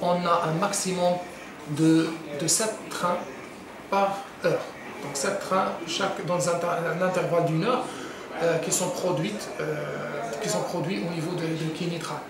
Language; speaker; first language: French; non-native, local second language; Arabic